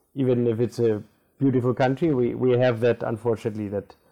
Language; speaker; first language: English; non-native, local second language; German